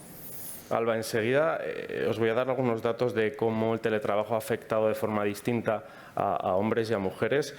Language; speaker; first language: Spanish; native; Spanish